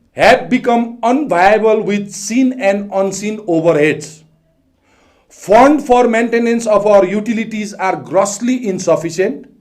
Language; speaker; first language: English; non-native, local second language; Nepali